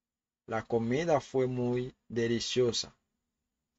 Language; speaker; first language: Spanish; non-native, learner; Haitian Creole